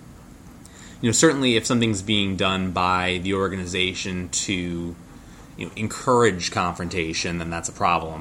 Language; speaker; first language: English; native; English